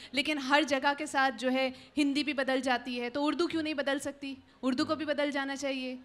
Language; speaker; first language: Hindi; native; Hindi